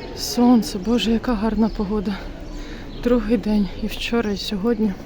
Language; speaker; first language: Ukrainian; non-native, local second language; Russian